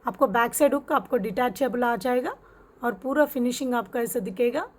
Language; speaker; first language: Hindi; non-native, local second language; Telugu